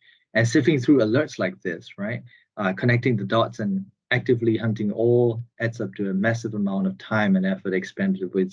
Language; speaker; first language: English; non-native, fluent; Burmese